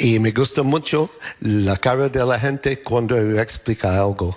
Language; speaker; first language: Spanish; non-native, fluent; English